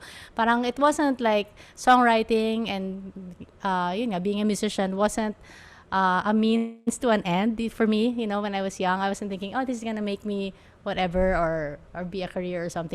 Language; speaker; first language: English; non-native, local second language; Filipino